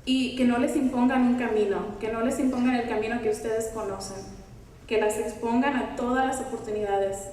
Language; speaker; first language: Spanish; early bilingual, heritage; Spanish